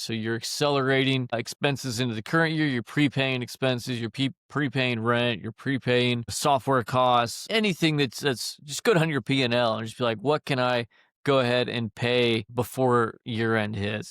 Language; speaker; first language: English; native; English